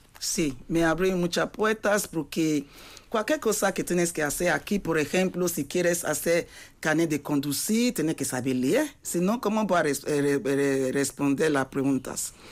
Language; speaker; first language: Spanish; non-native, learner; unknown